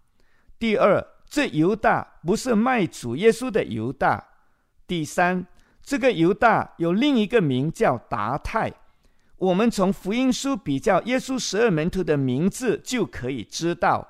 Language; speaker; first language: Chinese; native; Chinese